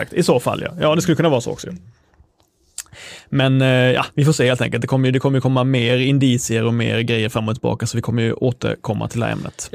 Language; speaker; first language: Swedish; native; Swedish